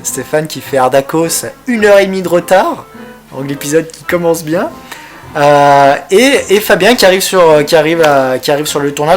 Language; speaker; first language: French; native; French